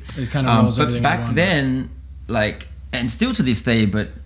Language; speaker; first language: English; native; English